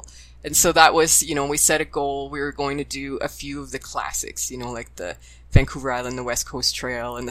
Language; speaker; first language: English; native; English